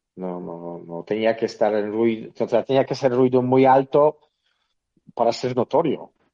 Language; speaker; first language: Spanish; non-native, fluent; Polish